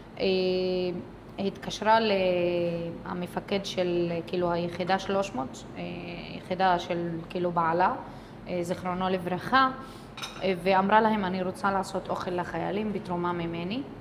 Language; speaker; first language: Hebrew; non-native, local second language; Arabic